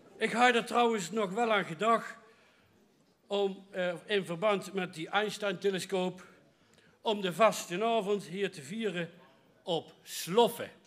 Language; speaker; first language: Dutch; native; Dutch